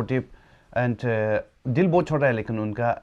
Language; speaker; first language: Hindi; non-native, local second language; Tibetan